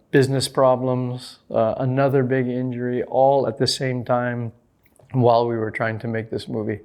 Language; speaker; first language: English; native; English